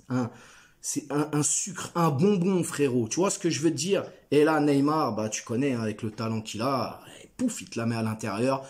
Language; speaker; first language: French; native; French